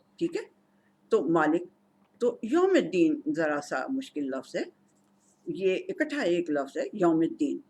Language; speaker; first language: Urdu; non-native, local second language; Punjabi